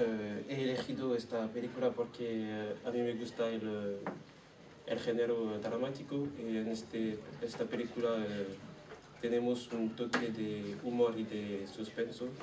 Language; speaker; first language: Spanish; non-native, learner; French